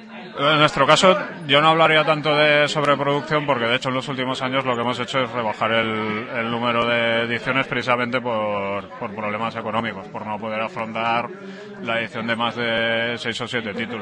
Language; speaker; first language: Spanish; native; Spanish